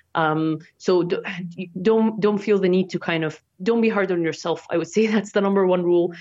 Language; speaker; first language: English; non-native, fluent; Arabic